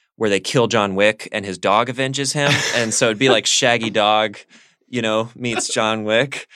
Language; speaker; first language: English; native; English